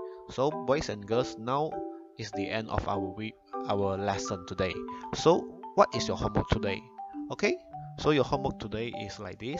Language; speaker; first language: English; non-native, local second language; Chinese